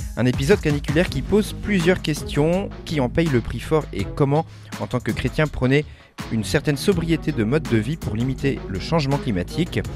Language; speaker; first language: French; native; French